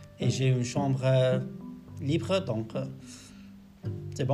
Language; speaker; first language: French; non-native, learner; English